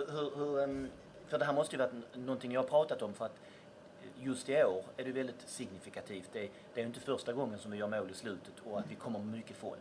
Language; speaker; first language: Swedish; native; Swedish